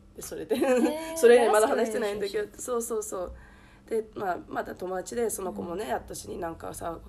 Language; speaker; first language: Japanese; early bilingual, heritage; Japanese